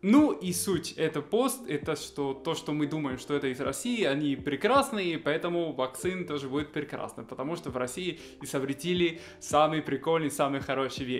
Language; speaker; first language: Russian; non-native, fluent; Spanish